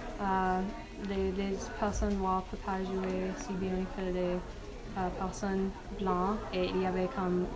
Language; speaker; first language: French; non-native, learner; English